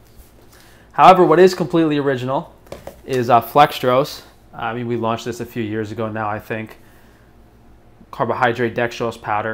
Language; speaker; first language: English; native; English